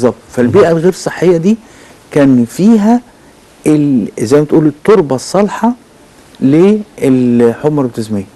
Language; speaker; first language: Arabic; native; Arabic